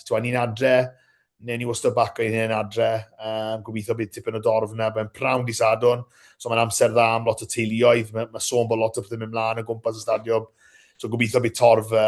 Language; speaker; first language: Welsh; native; Welsh